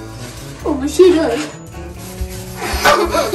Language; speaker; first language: Japanese; early bilingual, heritage; Japanese